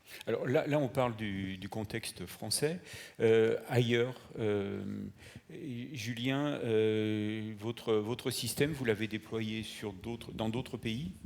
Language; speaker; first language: French; native; French